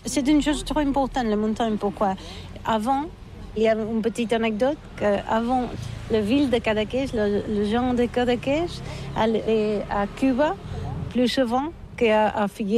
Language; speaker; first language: French; non-native, learner; Catalan